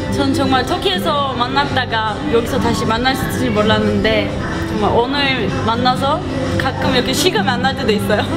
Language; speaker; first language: Korean; non-native, fluent; Turkish